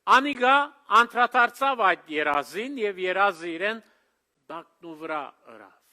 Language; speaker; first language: Armenian; early bilingual, heritage; Armenian